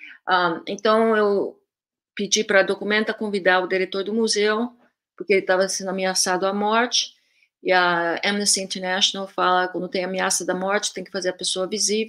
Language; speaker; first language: Portuguese; early bilingual, heritage; Portuguese